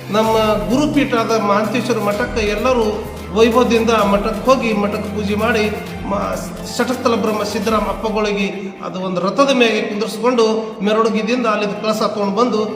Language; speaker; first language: Kannada; non-native, local second language; Lambadi